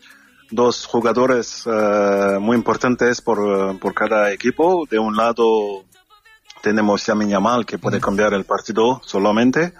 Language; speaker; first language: Spanish; non-native, fluent; French